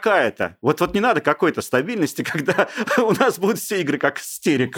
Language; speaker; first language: Russian; native; Russian